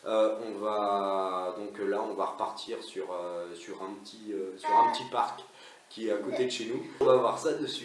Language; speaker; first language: French; native; French